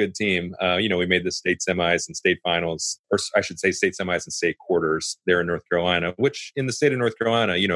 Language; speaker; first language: English; native; English